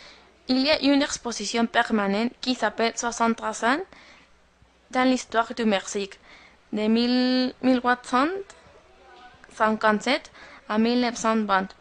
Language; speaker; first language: French; non-native, learner; Spanish